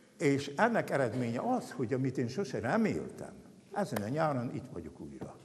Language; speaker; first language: Hungarian; native; Hungarian